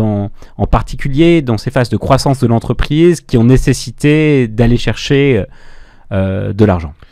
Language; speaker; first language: French; native; French